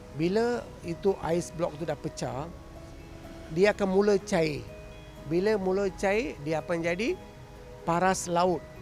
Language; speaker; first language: Malay; non-native, local second language; Tamil